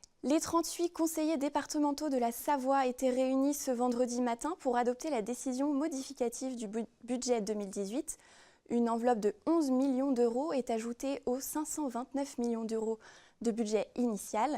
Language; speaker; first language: French; native; French